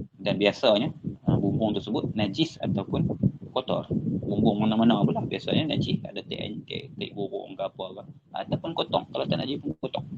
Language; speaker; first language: Malay; native; Malay